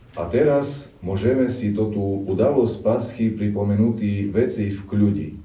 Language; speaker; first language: Slovak; non-native, local second language; Rusyn